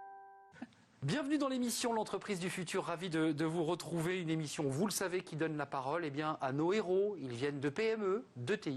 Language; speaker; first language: French; native; French